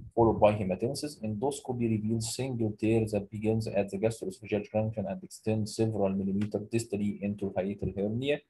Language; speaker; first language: English; non-native, local second language; Arabic